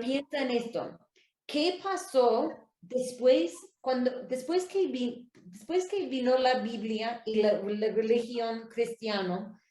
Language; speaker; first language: Spanish; non-native, learner; English